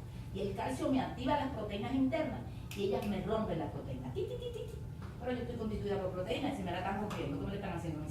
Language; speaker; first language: Spanish; native; Spanish